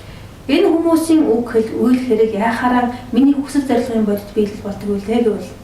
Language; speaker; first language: Mongolian; native; Mongolian